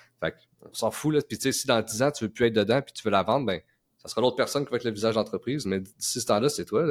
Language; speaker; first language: French; native; French